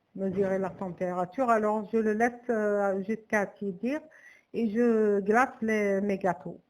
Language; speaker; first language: French; non-native, local second language; Arabic